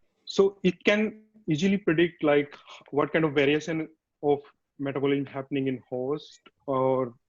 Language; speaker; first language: English; non-native, fluent; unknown